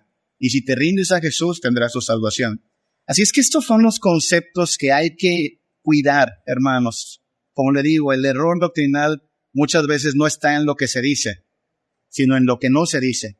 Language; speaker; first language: Spanish; native; Spanish